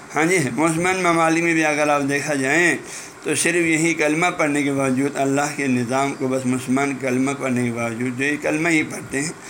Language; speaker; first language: Urdu; non-native, local second language; Balti